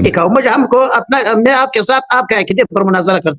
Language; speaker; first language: Hindi; non-native, learner; Pashto